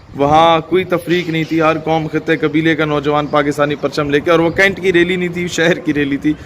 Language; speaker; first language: Urdu; non-native, local second language; Punjabi